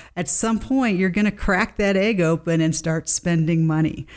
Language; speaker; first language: English; native; English